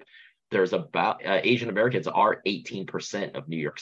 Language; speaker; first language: English; early bilingual, other home language; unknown